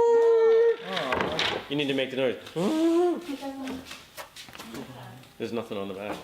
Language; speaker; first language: English; native; English